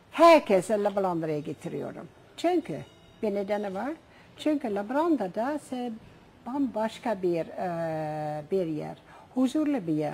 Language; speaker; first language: Turkish; non-native, fluent; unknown